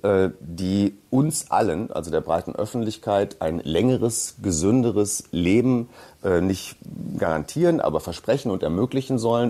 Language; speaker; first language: German; native; German